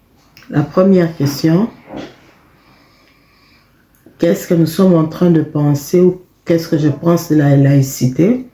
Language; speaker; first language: French; non-native, fluent; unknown